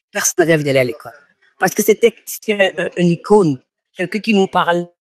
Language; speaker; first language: French; non-native, local second language; Fon